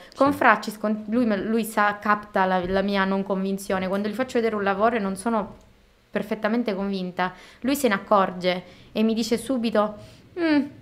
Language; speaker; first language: Italian; native; Italian